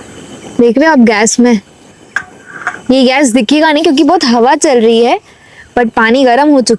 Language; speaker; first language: Hindi; native; Hindi